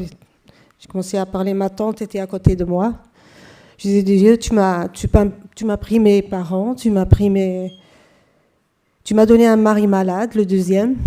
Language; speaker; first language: French; non-native, fluent; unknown